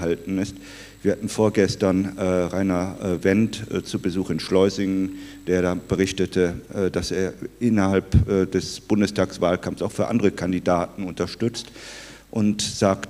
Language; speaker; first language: German; native; German